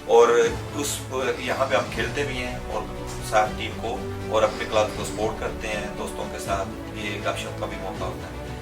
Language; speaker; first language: Urdu; non-native, local second language; Punjabi